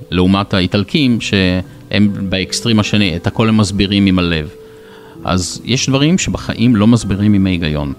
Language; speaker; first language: Hebrew; native; Hebrew